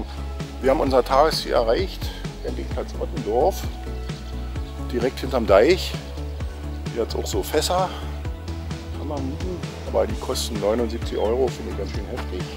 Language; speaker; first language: German; native; German